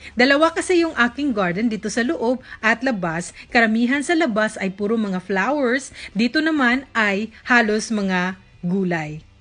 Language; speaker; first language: Filipino; native; Filipino